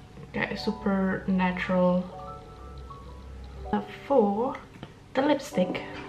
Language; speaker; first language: English; non-native, fluent; Indonesian